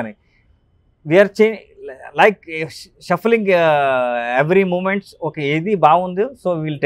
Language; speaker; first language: Telugu; non-native, local second language; Kannada